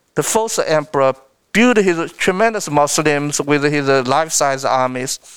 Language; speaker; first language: English; non-native, fluent; Chinese